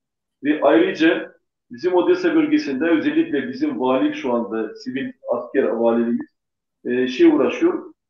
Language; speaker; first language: Turkish; non-native, local second language; Gagauz